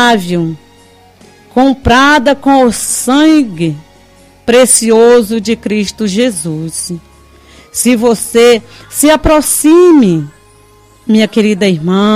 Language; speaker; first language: Portuguese; native; Portuguese